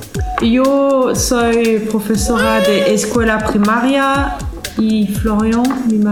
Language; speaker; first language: Spanish; non-native, learner; French